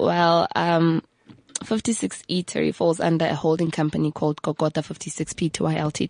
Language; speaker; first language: English; non-native, local second language; Tswana